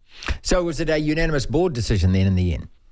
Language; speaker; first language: English; native; English